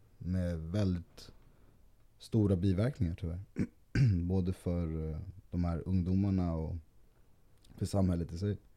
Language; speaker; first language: Swedish; early bilingual, other home language; Spanish